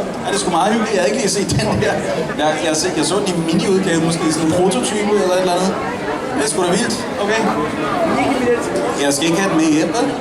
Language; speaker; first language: Danish; native; Danish